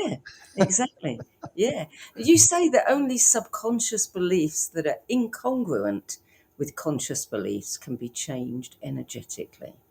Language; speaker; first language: English; native; English